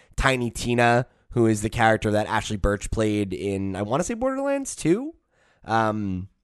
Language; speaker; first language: English; native; English